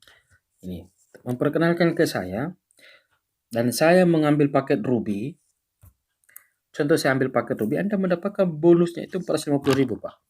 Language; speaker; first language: Indonesian; native; Indonesian